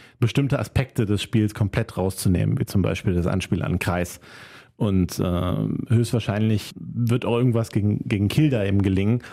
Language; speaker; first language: German; native; German